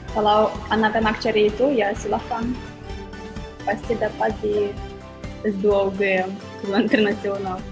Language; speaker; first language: Indonesian; non-native, fluent; Ukrainian